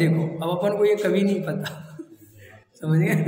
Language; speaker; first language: Hindi; native; Hindi